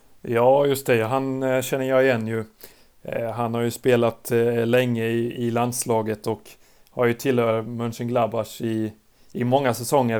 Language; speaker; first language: Swedish; native; Swedish